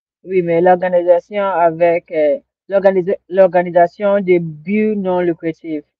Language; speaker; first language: French; non-native, learner; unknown